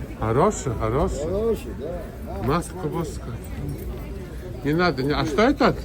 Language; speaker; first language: Russian; non-native, learner; Polish